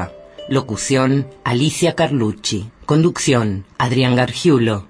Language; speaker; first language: Spanish; native; Spanish